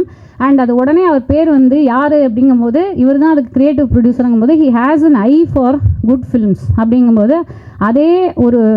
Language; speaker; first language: Tamil; native; Tamil